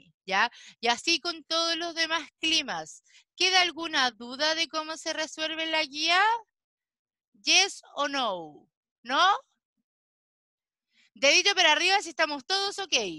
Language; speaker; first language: Spanish; native; Spanish